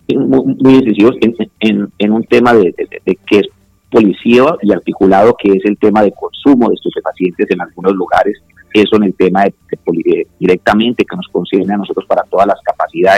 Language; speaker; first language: Spanish; native; Spanish